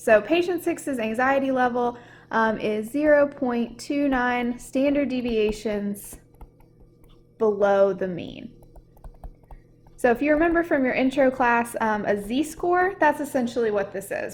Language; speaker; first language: English; native; English